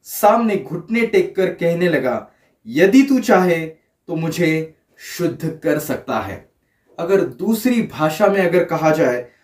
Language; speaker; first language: Hindi; non-native, local second language; Marathi